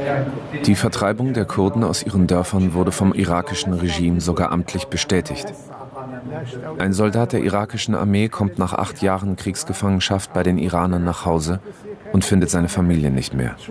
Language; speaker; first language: German; native; German